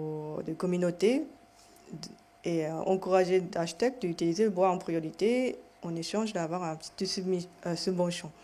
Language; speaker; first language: French; non-native, fluent; Japanese